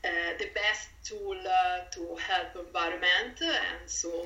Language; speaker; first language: English; non-native, fluent; Italian